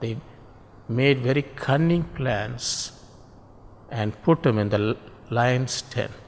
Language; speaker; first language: English; non-native, local second language; Tamil